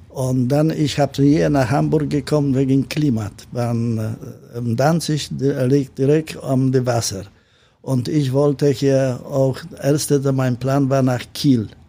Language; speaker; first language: German; non-native, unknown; Polish